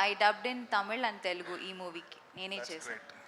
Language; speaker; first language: Telugu; non-native, fluent; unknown